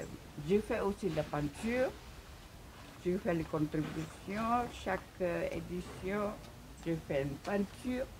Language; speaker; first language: French; non-native, learner; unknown